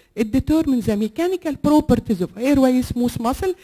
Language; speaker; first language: English; non-native, fluent; Arabic